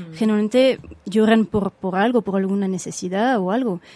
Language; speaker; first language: Spanish; non-native, fluent; French